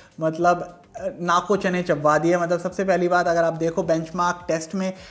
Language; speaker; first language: Hindi; native; Hindi